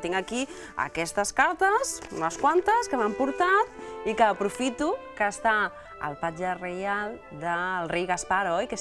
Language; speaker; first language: Catalan; native; Catalan